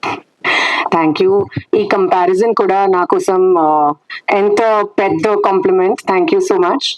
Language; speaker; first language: Telugu; non-native, fluent; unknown